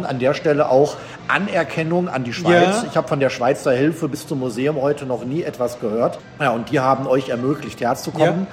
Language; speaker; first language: German; native; German